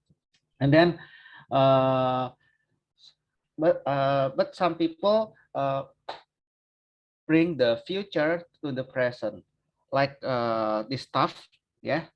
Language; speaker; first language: English; non-native, learner; Indonesian